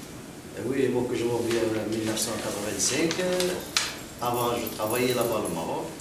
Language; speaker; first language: French; non-native, learner; Arabic